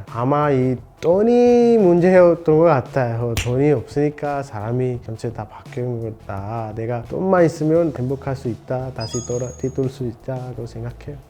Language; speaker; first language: Korean; non-native, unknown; Sinhala